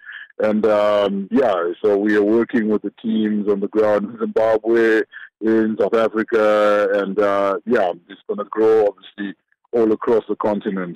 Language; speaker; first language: English; non-native, local second language; Shona